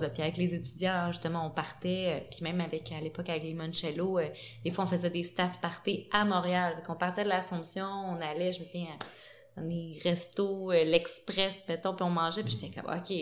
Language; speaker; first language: French; native; French